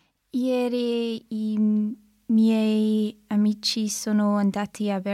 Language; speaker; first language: Italian; non-native, learner; English